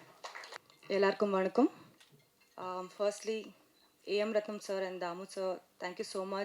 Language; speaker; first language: Tamil; non-native, learner; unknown